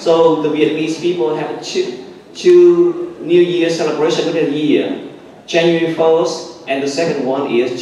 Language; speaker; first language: English; non-native, fluent; Vietnamese